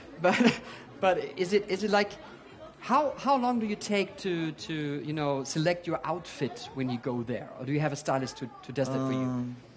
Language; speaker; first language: English; non-native, fluent; German